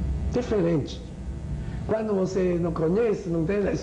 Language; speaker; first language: Portuguese; non-native, learner; Chinese